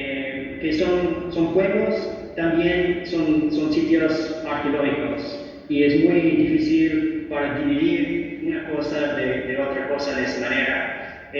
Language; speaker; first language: Spanish; non-native, fluent; English